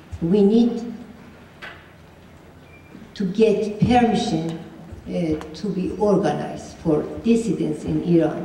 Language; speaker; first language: English; non-native, fluent; Persian